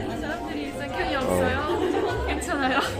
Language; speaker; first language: Korean; non-native, learner; Russian